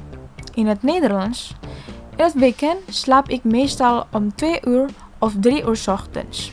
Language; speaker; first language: Dutch; non-native, learner; Indonesian